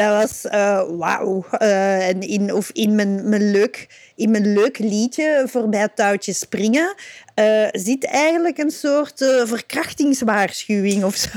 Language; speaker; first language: Dutch; native; Dutch